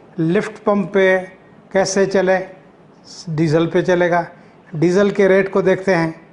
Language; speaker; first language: Urdu; non-native, local second language; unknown